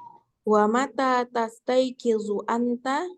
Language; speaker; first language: Arabic; non-native, fluent; Indonesian